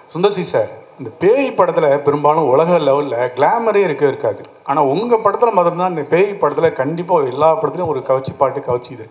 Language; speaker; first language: Tamil; native; Tamil